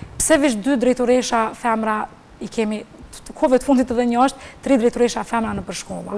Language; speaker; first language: Albanian; native; Albanian